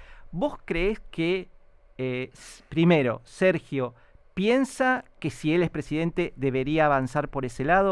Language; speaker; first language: Spanish; native; Spanish